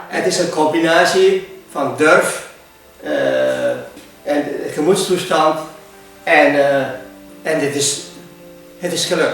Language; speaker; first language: Dutch; non-native, fluent; Hungarian